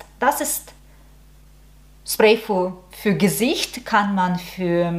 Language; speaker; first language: German; non-native, learner; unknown